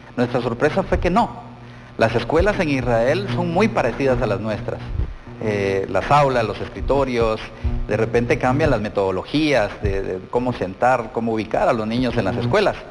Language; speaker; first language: Spanish; native; Spanish